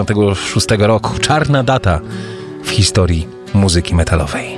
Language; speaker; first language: Polish; native; Polish